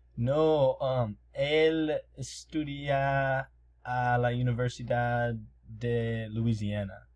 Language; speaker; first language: Spanish; non-native, learner; English